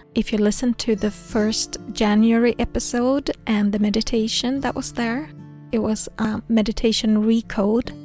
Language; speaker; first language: English; non-native, fluent; Swedish